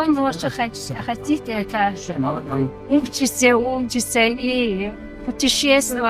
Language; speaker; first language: Russian; non-native, learner; Mongolian